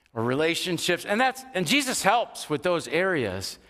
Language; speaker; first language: English; native; English